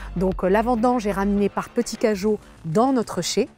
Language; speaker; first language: French; native; French